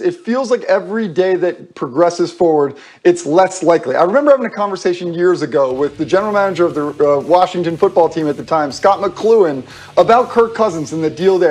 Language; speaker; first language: English; native; English